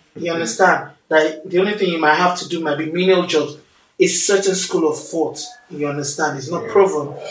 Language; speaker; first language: English; non-native, local second language; Yoruba